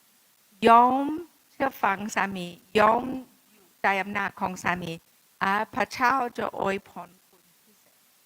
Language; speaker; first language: Thai; non-native, fluent; English